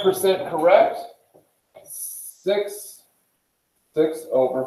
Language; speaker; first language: English; native; English